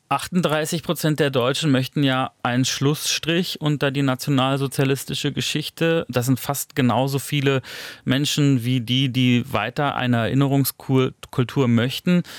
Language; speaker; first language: German; native; German